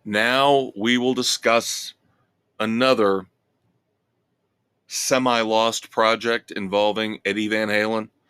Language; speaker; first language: English; native; English